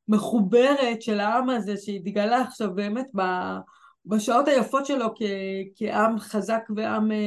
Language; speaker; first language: Hebrew; native; Hebrew